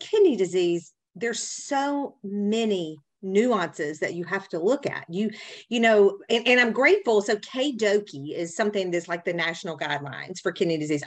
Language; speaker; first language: English; native; English